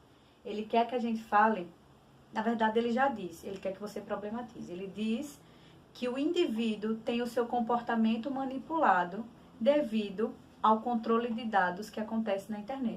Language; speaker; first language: Portuguese; native; Portuguese